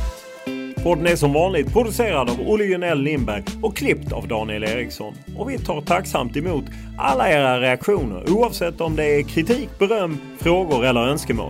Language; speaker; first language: Swedish; native; Swedish